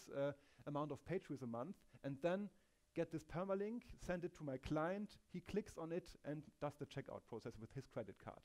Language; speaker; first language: English; non-native, fluent; German